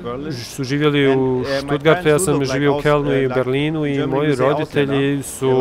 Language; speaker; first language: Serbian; early bilingual, heritage; Albanian